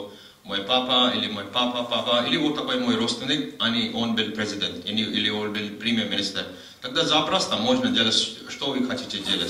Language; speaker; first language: Russian; non-native, learner; Hindi